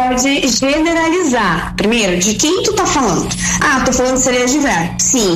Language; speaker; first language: Portuguese; native; Portuguese